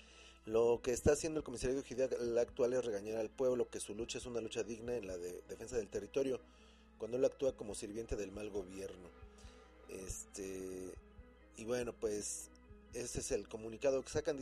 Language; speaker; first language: Spanish; native; Spanish